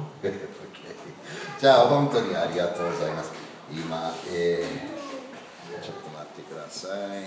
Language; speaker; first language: Japanese; non-native, learner; English